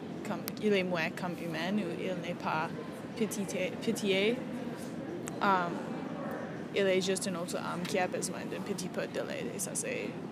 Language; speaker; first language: French; non-native, learner; English